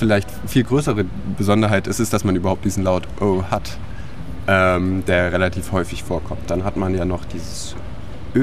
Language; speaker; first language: German; native; German